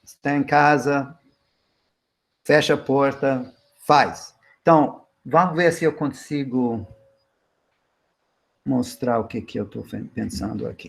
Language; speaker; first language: Portuguese; non-native, fluent; English